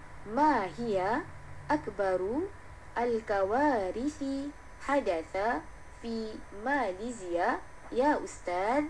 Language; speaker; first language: Arabic; non-native, learner; Malay